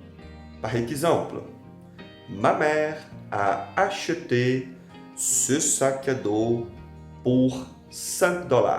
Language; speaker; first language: French; non-native, fluent; Portuguese